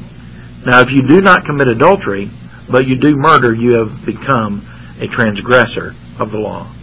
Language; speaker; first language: English; native; English